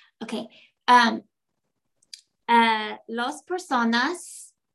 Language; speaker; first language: Spanish; non-native, learner; English